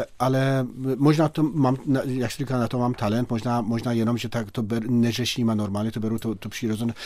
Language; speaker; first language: Czech; non-native, fluent; Persian